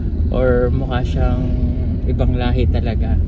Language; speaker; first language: Filipino; native; Filipino